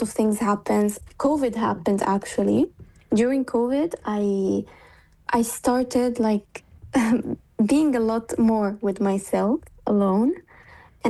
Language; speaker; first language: English; non-native, fluent; Italian